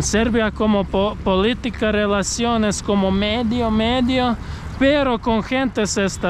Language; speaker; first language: Spanish; non-native, learner; Croatian